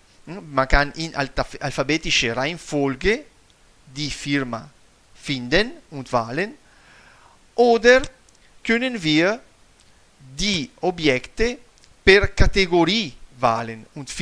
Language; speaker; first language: German; non-native, fluent; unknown